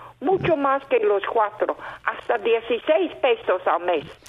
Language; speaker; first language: Spanish; non-native, fluent; Chinese